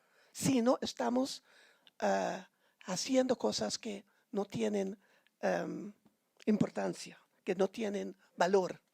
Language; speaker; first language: Spanish; non-native, fluent; Papiamento